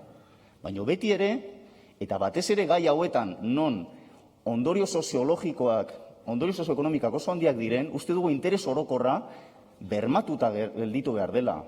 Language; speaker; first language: Basque; non-native, local second language; Spanish